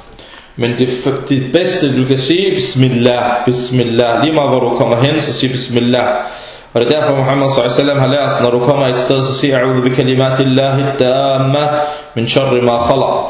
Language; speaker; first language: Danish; early bilingual, other home language; Arabic